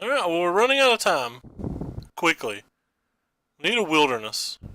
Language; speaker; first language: English; native; English